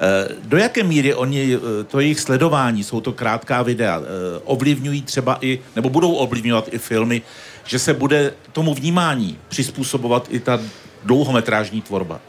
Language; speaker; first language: Czech; native; Czech